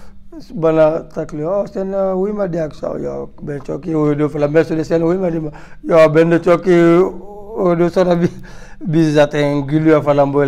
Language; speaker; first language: Turkish; non-native, learner; French